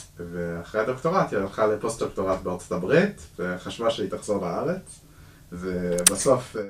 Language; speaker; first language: Hebrew; non-native, fluent; English